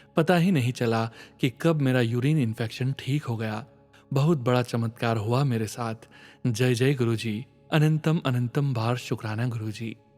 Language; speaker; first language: Hindi; native; Hindi